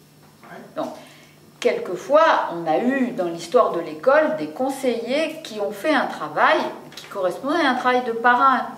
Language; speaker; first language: French; native; French